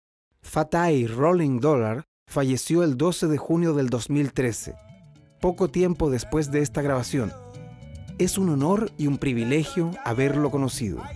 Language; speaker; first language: Spanish; native; Spanish